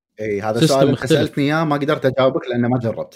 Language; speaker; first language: Arabic; native; Arabic